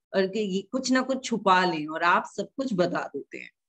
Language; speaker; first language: Hindi; native; Hindi